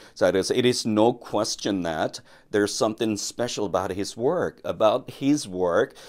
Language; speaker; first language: English; non-native, fluent; Korean